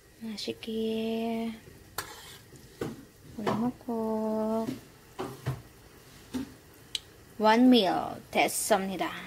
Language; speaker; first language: Korean; non-native, learner; Filipino